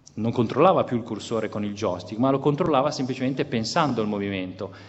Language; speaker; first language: Italian; native; Italian